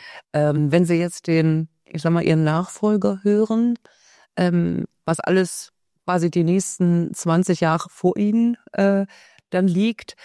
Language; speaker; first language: German; native; German